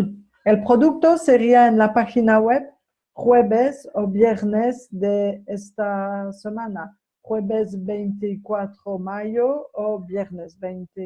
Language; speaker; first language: Spanish; non-native, fluent; French